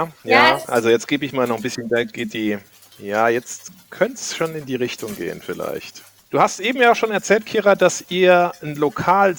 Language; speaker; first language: German; native; German